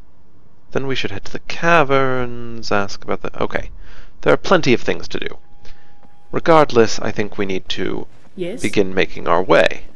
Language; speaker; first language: English; native; English